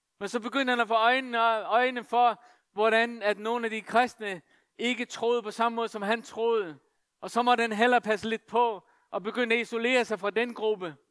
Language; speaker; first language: Danish; non-native, local second language; Faroese